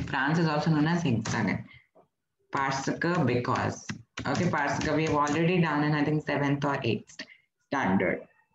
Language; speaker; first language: English; non-native, local second language; Hindi